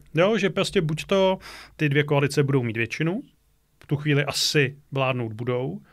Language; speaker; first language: Czech; native; Czech